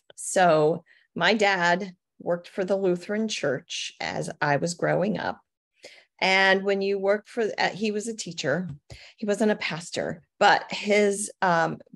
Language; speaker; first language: English; native; English